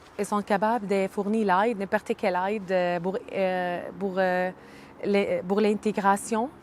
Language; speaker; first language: French; non-native, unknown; Arabic